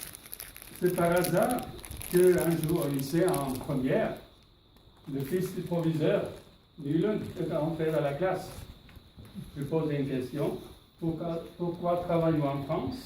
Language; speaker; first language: French; non-native, fluent; Norwegian